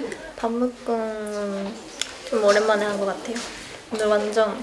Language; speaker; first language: Korean; non-native, fluent; Japanese